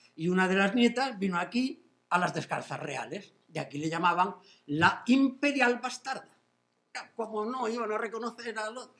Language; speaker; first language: Spanish; native; Spanish